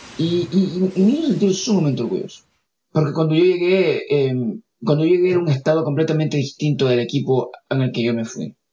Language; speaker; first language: Spanish; native; Spanish